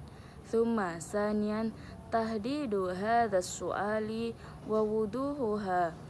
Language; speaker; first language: Arabic; non-native, learner; Indonesian